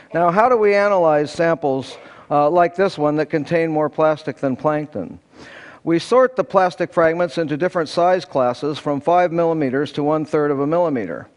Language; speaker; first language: English; native; English